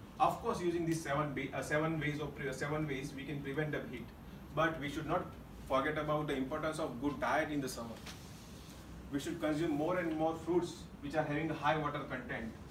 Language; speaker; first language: English; non-native, local second language; Gujarati